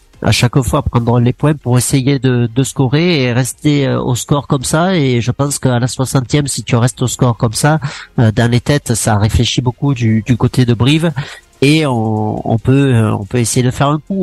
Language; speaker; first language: French; native; French